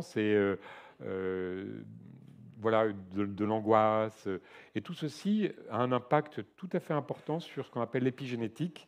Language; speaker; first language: French; native; French